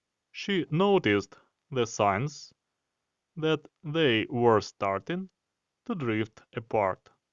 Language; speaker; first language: English; non-native, fluent; Ukrainian